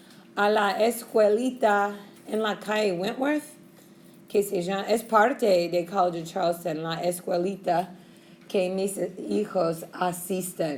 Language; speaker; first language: Spanish; non-native, fluent; English